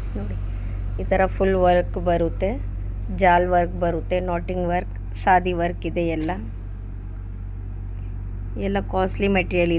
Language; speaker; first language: Kannada; non-native, local second language; Urdu